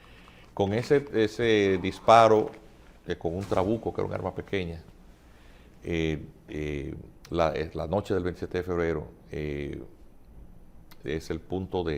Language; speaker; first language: Spanish; native; Spanish